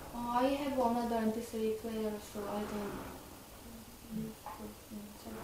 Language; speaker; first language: English; non-native, learner; Korean